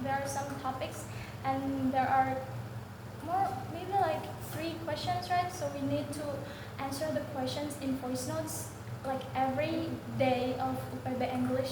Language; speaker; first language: English; non-native, learner; Indonesian